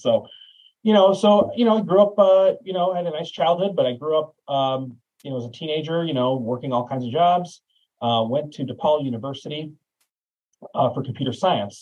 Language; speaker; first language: English; native; English